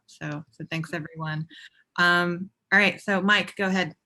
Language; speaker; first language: English; native; English